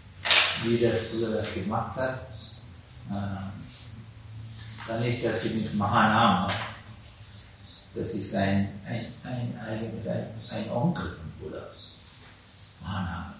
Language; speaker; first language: German; non-native, learner; Sinhala